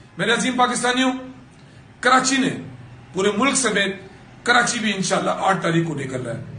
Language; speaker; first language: Urdu; native; Urdu